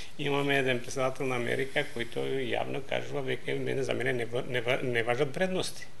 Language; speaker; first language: Macedonian; non-native, local second language; Albanian